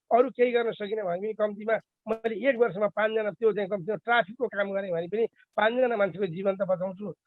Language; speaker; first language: Nepali; native; Nepali